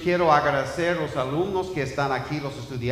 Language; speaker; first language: Spanish; non-native, fluent; English